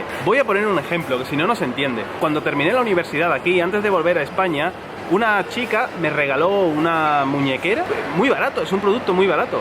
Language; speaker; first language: Spanish; native; Spanish